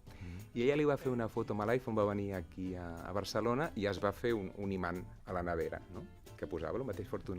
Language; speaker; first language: Catalan; native; Catalan